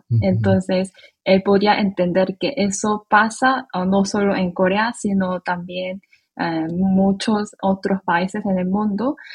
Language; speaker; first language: Spanish; non-native, fluent; Korean